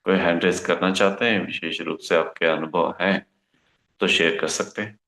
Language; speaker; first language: Hindi; non-native, local second language; Kannada